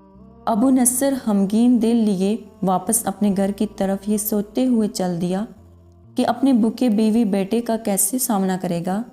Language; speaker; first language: Urdu; native; Urdu